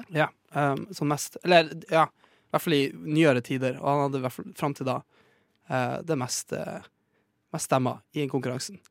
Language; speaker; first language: Norwegian; native; Norwegian